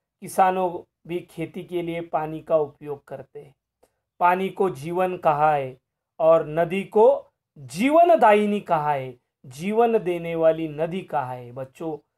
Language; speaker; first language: Hindi; non-native, local second language; Marathi